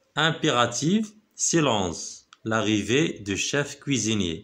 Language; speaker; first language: French; non-native, local second language; Arabic